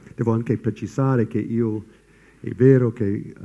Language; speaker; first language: Italian; non-native, fluent; English